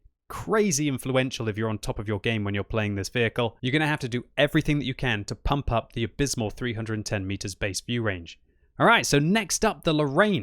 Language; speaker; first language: English; native; English